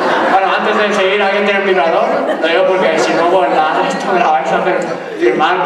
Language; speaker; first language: Spanish; native; Spanish